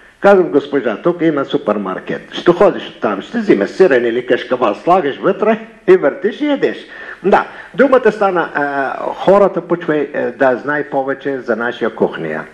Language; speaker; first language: Bulgarian; non-native, learner; Arabic